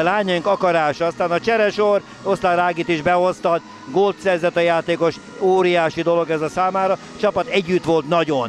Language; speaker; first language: Hungarian; native; Hungarian